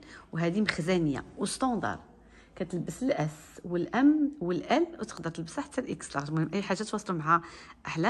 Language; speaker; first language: Arabic; native; Arabic